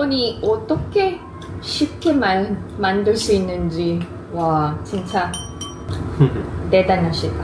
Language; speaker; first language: Korean; non-native, learner; Filipino